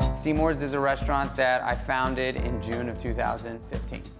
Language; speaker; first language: English; native; English